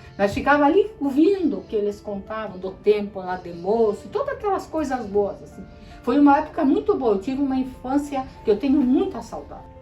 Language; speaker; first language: Portuguese; early bilingual, other home language; Polish